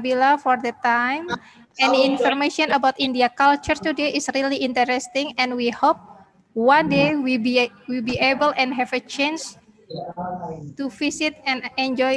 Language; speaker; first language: English; non-native, learner; Indonesian